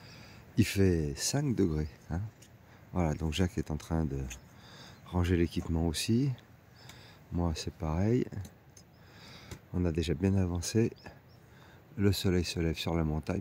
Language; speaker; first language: French; native; French